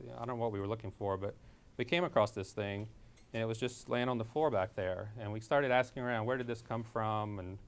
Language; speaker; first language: English; native; English